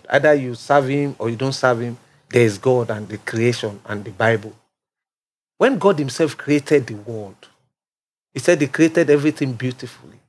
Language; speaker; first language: English; non-native, local second language; Yoruba